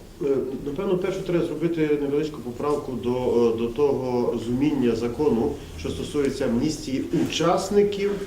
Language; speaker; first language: Ukrainian; native; Ukrainian